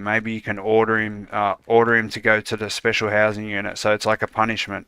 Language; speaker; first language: English; native; English